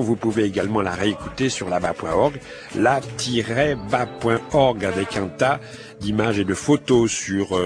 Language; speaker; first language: French; native; French